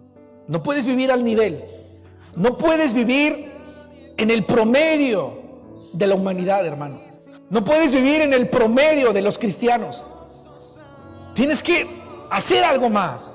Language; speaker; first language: Spanish; native; Spanish